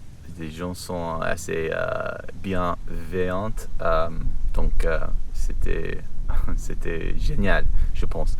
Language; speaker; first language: French; non-native, learner; English